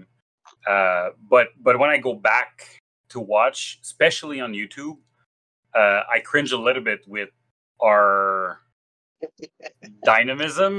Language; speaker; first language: English; non-native, fluent; French